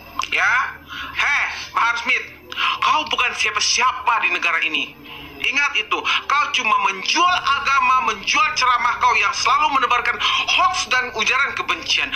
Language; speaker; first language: Indonesian; native; Indonesian